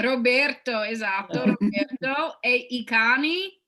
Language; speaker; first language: Italian; non-native, fluent; English